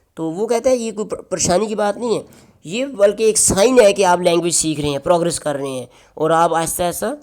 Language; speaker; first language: Urdu; non-native, local second language; Northern Hindko